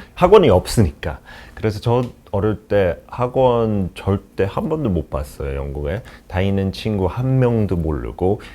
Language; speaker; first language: Korean; non-native, fluent; English